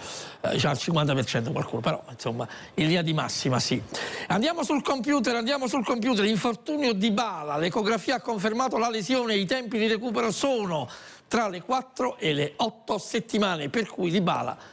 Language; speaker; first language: Italian; native; Italian